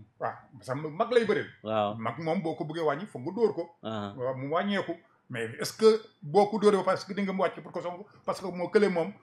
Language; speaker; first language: Wolof; native; Wolof